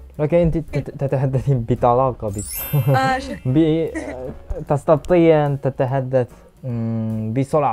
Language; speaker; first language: Arabic; non-native, learner; Japanese